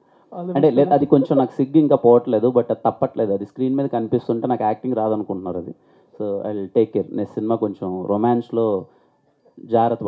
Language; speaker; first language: Telugu; native; Telugu